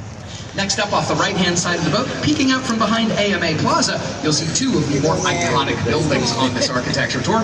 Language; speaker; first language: English; native; English